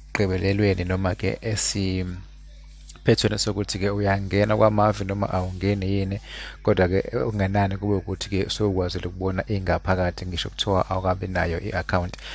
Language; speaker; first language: Zulu; native; Zulu